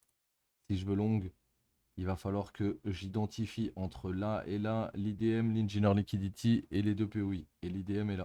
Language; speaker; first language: French; native; French